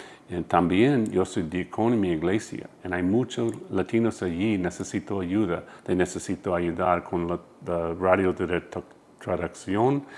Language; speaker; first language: Spanish; non-native, learner; English